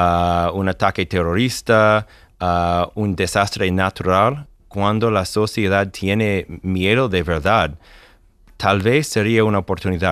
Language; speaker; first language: Spanish; non-native, fluent; English